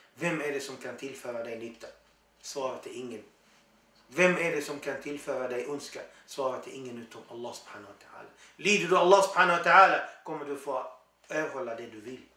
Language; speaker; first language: Swedish; non-native, fluent; Arabic